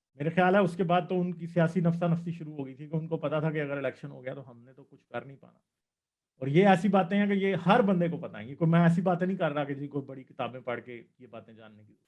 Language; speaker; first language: Urdu; non-native, local second language; Punjabi